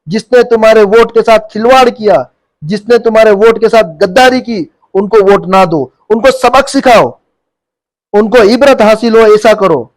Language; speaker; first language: Hindi; non-native, local second language; Gujarati